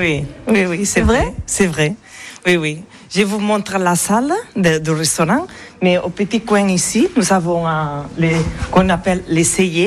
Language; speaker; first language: French; non-native, learner; Catalan